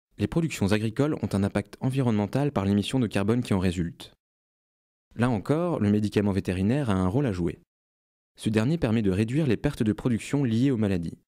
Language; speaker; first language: French; native; French